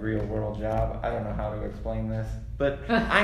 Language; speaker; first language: English; native; English